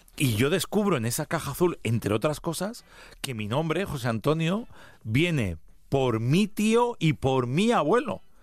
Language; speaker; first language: Spanish; early bilingual, heritage; Spanish